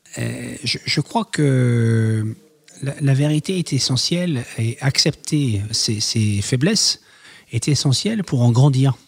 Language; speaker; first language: French; native; French